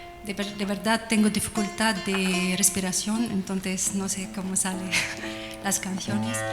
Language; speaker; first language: Spanish; non-native, learner; Arabic